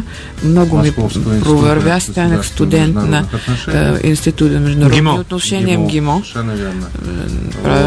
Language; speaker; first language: Bulgarian; non-native, fluent; Russian